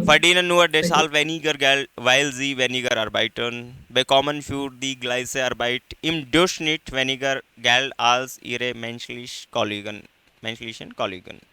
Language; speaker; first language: German; non-native, fluent; Hindi